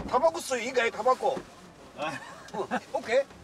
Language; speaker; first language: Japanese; native; Japanese